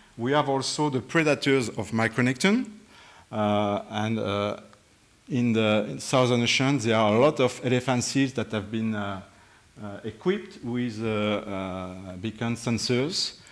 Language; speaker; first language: English; non-native, fluent; French